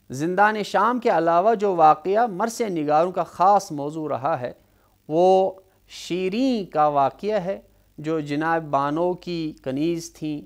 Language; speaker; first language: Urdu; non-native, local second language; Kashmiri